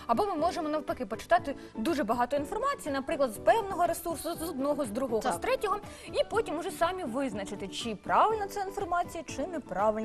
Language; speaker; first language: Ukrainian; native; Ukrainian